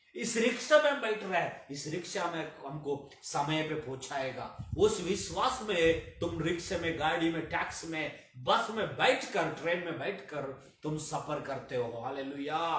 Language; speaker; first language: Hindi; non-native, local second language; Telugu